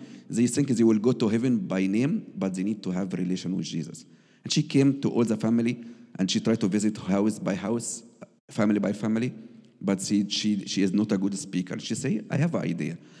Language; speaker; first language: English; non-native, learner; Arabic